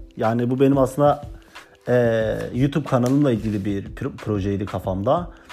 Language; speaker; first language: Turkish; non-native, local second language; Kurdish